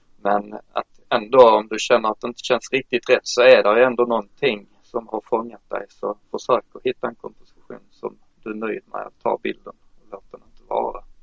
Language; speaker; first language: Swedish; native; Swedish